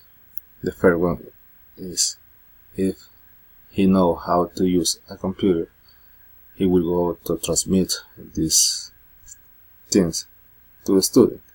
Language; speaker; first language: English; non-native, learner; Spanish